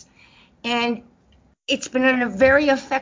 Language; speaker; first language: English; native; English